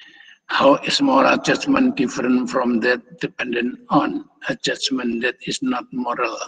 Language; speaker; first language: English; non-native, fluent; Indonesian